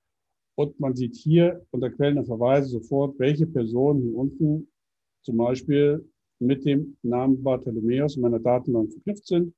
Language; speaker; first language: German; native; German